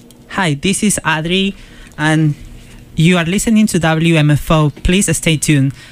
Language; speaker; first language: English; non-native, fluent; Spanish